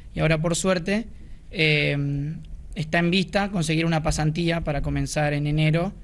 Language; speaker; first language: Spanish; native; Spanish